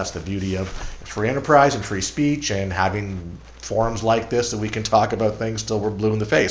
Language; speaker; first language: English; native; English